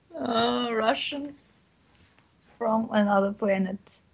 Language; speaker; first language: English; non-native, learner; Bashkir